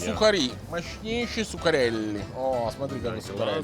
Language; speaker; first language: Russian; non-native, fluent; Italian